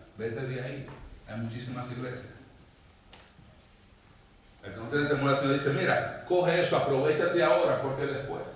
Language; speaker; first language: Spanish; native; Spanish